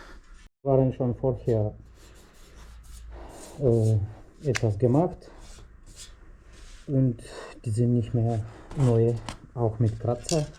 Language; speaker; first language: German; non-native, learner; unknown